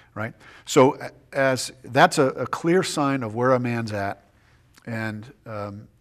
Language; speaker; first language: English; native; English